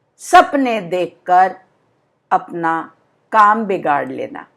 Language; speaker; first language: Hindi; native; Hindi